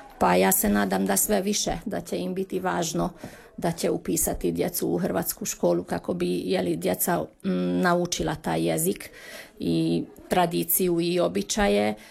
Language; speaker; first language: Croatian; early bilingual, heritage; Croatian